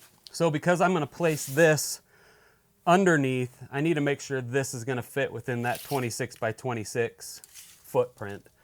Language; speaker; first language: English; native; English